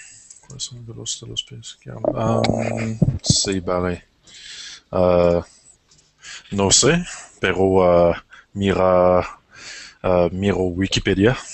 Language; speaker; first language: Spanish; non-native, learner; English